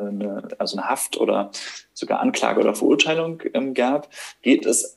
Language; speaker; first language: German; native; German